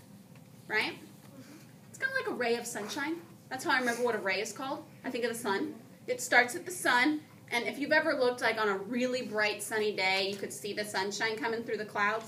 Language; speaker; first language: English; native; English